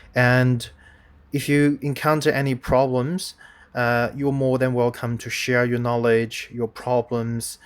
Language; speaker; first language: English; non-native, fluent; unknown